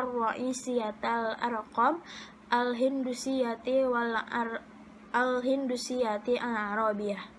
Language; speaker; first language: Arabic; non-native, learner; Indonesian